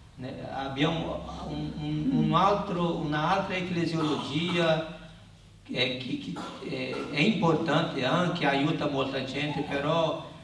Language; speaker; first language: Italian; non-native, learner; Portuguese